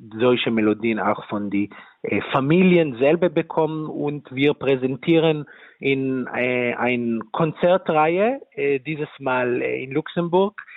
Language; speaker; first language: German; non-native, fluent; Hebrew